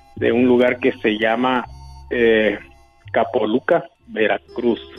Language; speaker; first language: Spanish; native; Spanish